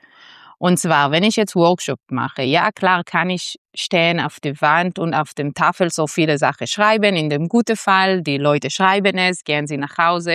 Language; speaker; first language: German; non-native, fluent; Hebrew